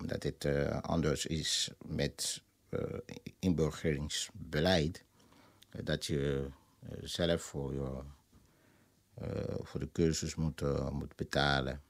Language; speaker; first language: Dutch; non-native, fluent; Lingala